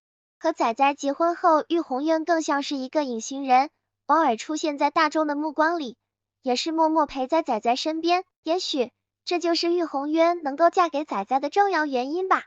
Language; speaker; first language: Chinese; native; Chinese